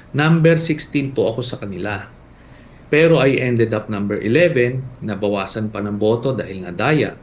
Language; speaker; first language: Filipino; native; Filipino